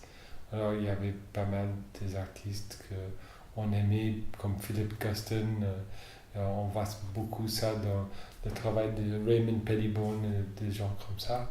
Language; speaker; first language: French; non-native, fluent; English